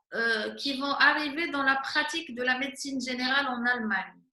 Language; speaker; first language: French; non-native, local second language; Arabic